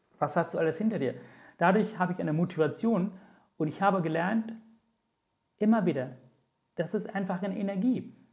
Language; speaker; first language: German; non-native, fluent; Tamil